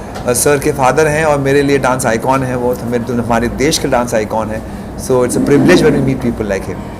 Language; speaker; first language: Hindi; native; Hindi